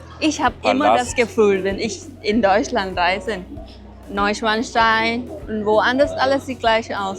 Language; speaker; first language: German; non-native, learner; Thai